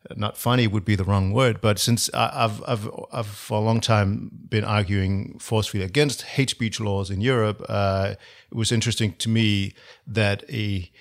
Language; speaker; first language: English; non-native, fluent; Danish